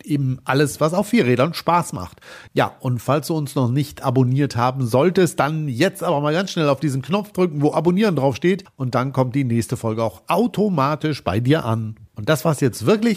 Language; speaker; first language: German; native; German